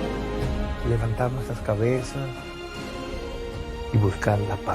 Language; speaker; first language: Portuguese; non-native, learner; Spanish